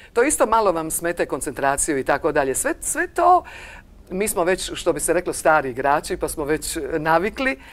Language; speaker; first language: Croatian; native; Croatian